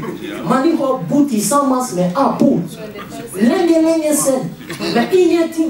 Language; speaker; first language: Swedish; non-native, learner; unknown